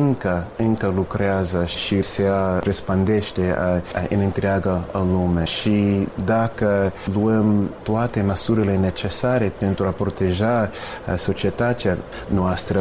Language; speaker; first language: Romanian; non-native, fluent; English